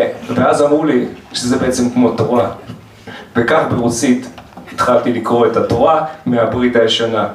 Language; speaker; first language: Hebrew; non-native, fluent; Russian